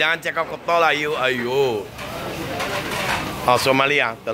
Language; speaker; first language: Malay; non-native, local second language; Chinese